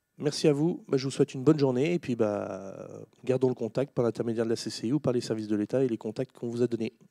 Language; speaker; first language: French; native; French